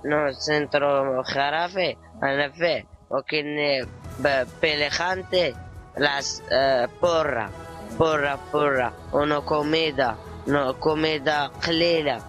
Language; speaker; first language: Spanish; non-native, learner; Arabic